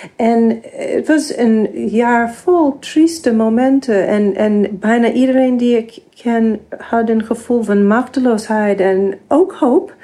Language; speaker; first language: Dutch; non-native, fluent; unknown